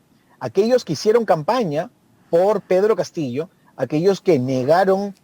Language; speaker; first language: Spanish; native; Spanish